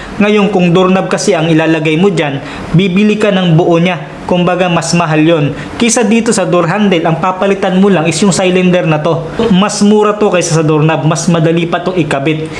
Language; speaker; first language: Filipino; non-native, local second language; Waray